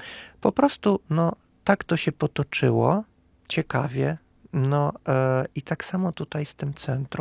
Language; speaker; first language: Polish; non-native, fluent; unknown